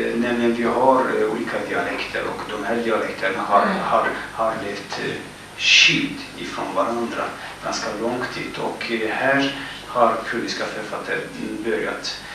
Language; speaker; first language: Swedish; non-native, fluent; Kurdish